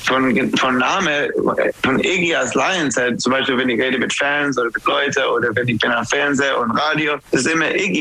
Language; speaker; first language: German; non-native, fluent; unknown